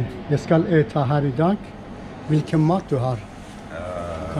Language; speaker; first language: Swedish; non-native, learner; Persian